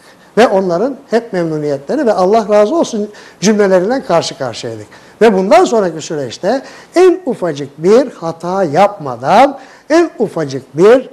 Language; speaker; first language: Turkish; native; Turkish